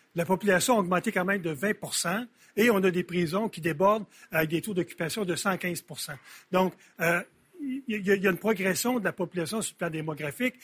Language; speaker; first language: French; native; French